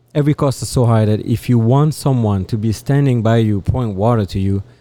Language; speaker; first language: English; non-native, fluent; French